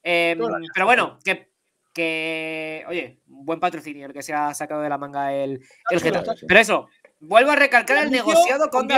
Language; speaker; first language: Spanish; native; Spanish